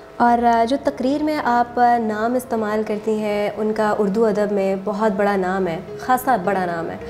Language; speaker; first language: Urdu; native; Urdu